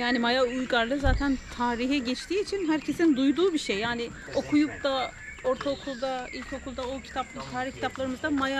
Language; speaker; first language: Turkish; native; Turkish